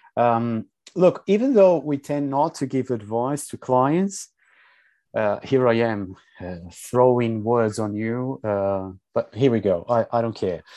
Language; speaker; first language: English; non-native, fluent; Portuguese